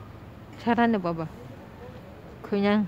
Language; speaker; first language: Korean; non-native, learner; Filipino